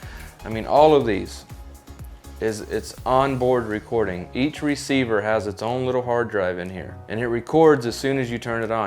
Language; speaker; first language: English; native; English